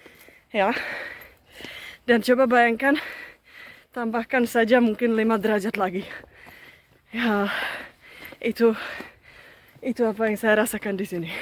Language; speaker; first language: Indonesian; non-native, fluent; Czech